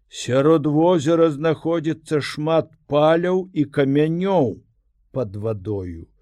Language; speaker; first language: Belarusian; native; Belarusian